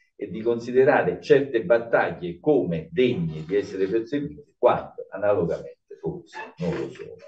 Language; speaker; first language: Italian; native; Italian